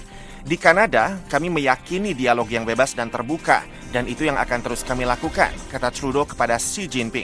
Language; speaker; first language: Indonesian; native; Indonesian